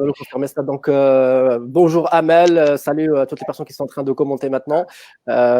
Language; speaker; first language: French; native; French